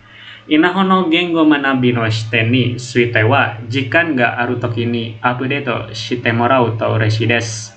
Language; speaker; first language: Japanese; non-native, learner; Indonesian